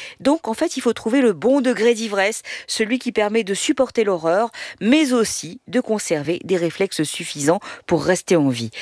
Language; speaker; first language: French; native; French